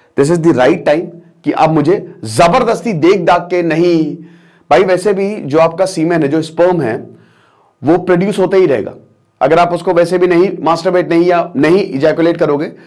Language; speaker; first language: Hindi; native; Hindi